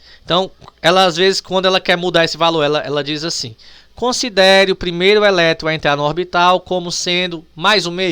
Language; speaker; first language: Portuguese; native; Portuguese